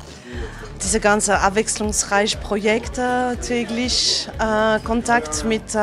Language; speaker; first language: German; non-native, fluent; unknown